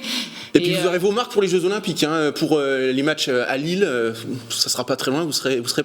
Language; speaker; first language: French; native; French